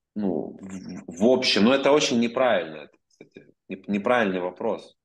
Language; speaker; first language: Russian; non-native, local second language; Ukrainian